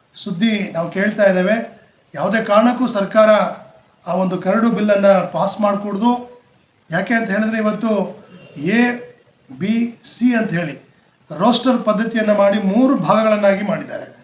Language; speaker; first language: Kannada; non-native, local second language; Lambadi